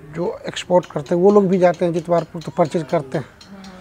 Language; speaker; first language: Hindi; native; Hindi